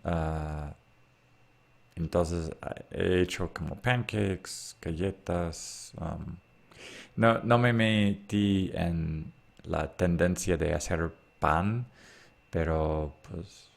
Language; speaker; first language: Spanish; non-native, fluent; English